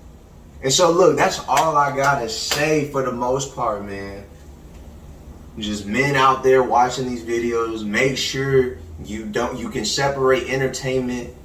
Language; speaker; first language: English; native; English